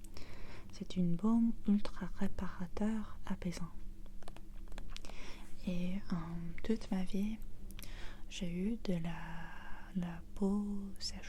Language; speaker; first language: French; non-native, fluent; English